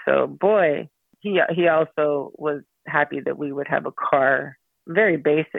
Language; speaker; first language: English; early bilingual, other home language; Armenian